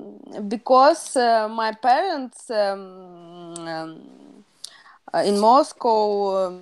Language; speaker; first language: English; non-native, learner; Russian